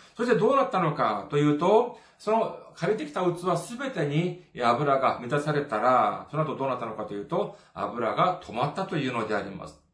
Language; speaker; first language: Japanese; non-native, fluent; Korean